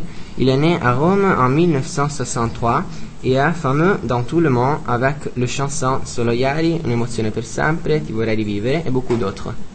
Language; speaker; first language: French; non-native, learner; Italian